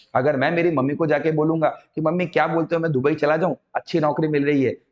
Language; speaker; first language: Hindi; native; Hindi